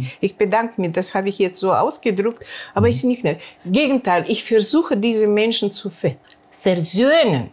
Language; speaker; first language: German; non-native, learner; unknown